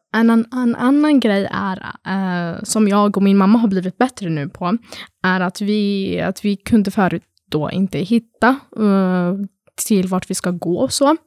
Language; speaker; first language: Swedish; early bilingual, other home language; Arabic